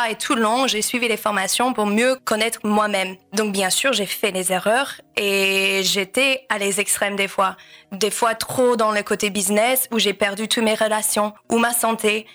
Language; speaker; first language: French; non-native, fluent; English